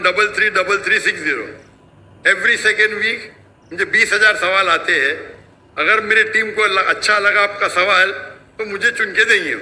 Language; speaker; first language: Hindi; non-native, local second language; Konkani